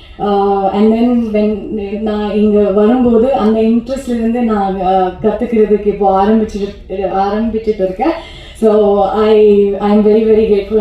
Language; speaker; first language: Tamil; non-native, learner; Kannada